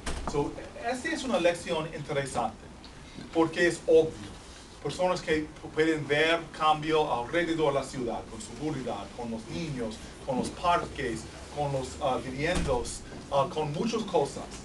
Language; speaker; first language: Spanish; non-native, fluent; English